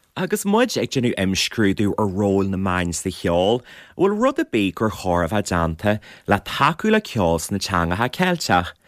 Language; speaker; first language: Irish; native; Irish